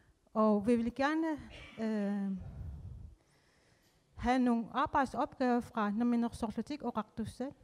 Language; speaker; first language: Danish; non-native, local second language; Kalaallisut